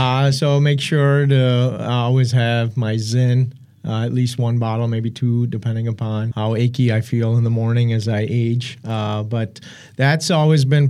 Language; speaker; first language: English; early bilingual, other home language; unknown